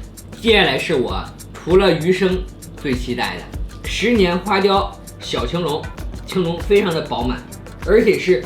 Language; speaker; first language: Chinese; native; Chinese